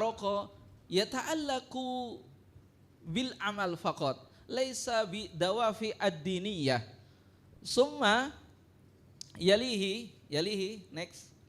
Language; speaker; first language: Arabic; non-native, fluent; Indonesian